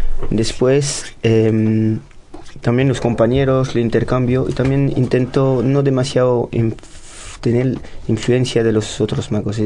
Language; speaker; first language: Spanish; non-native, fluent; French